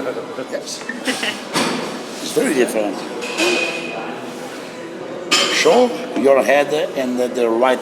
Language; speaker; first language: English; non-native, learner; Italian